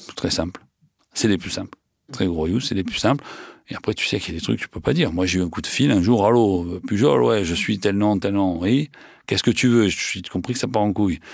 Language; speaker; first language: French; native; French